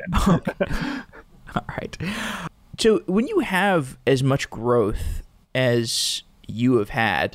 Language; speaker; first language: English; native; English